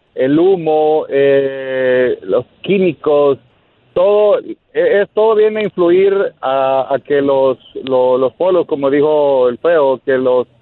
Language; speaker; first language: Spanish; native; Spanish